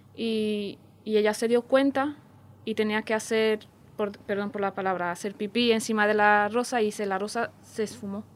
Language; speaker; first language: Spanish; non-native, fluent; Romanian